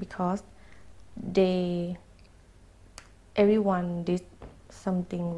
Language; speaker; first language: English; non-native, learner; Thai